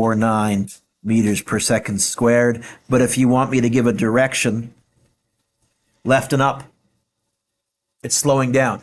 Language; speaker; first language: English; native; English